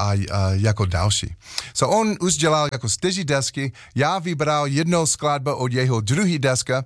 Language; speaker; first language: Czech; non-native, learner; English